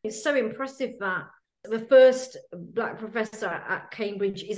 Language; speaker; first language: English; native; English